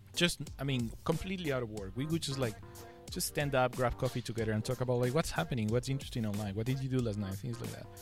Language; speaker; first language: English; non-native, fluent; Spanish